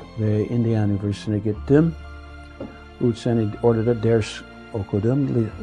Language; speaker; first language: Turkish; non-native, fluent; English